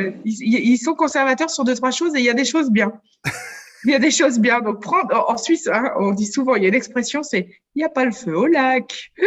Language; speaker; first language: French; native; French